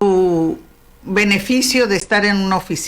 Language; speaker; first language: Spanish; native; Spanish